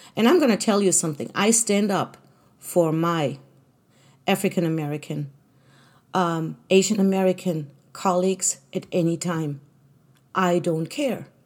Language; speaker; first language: English; non-native, fluent; German